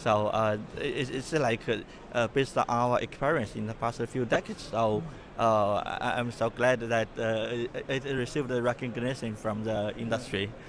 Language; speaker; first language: English; non-native, fluent; Chinese